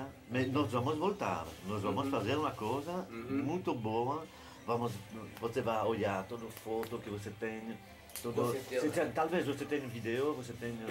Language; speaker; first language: Portuguese; non-native, learner; French